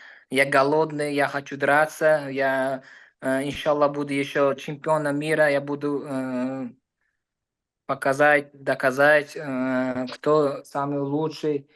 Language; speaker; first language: Russian; non-native, learner; Uzbek